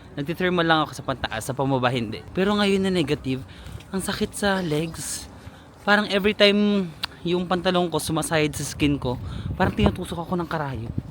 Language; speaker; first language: Filipino; native; Filipino